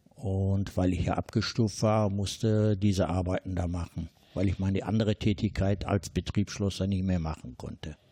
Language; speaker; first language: German; non-native, fluent; Turkish